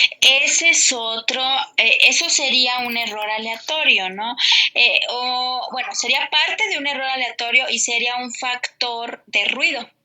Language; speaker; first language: Spanish; native; Spanish